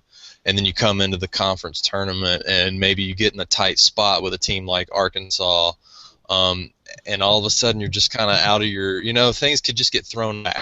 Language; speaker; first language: English; native; English